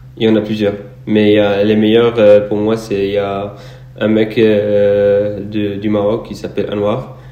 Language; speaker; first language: French; non-native, local second language; Arabic